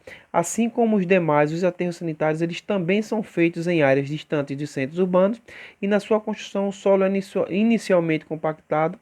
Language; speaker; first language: Portuguese; native; Portuguese